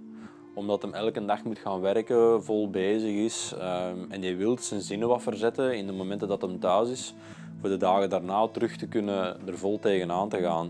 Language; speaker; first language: Dutch; native; Dutch